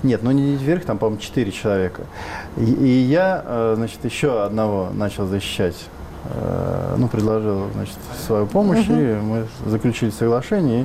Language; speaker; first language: Russian; native; Russian